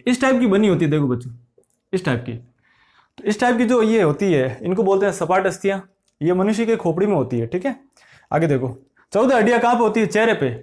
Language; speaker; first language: Hindi; native; Hindi